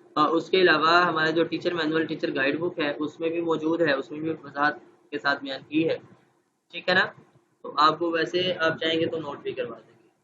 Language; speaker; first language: Urdu; non-native, local second language; Punjabi